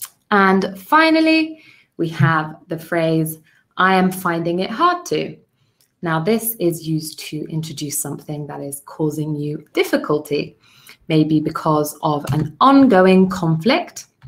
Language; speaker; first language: English; native; English